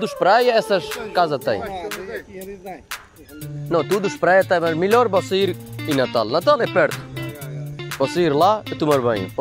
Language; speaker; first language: Portuguese; non-native, learner; Bangla